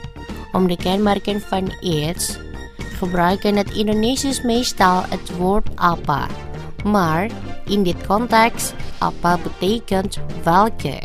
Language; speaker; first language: Dutch; non-native, fluent; Indonesian